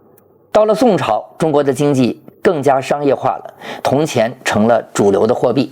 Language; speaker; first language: Chinese; native; Chinese